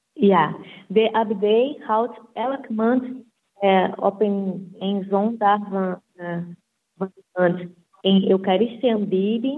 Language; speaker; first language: Dutch; non-native, fluent; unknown